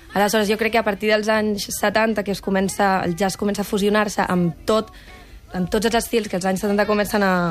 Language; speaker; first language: Catalan; native; Catalan